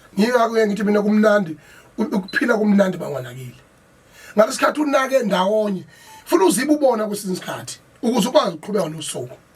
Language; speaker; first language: Zulu; native; Zulu